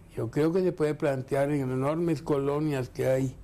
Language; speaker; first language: Spanish; native; Spanish